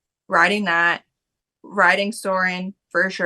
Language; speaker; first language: English; native; English